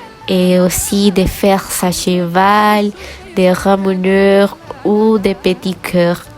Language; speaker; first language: French; non-native, learner; Spanish